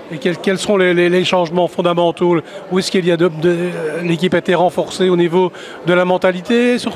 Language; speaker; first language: French; native; French